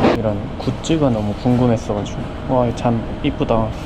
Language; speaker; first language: Korean; native; Korean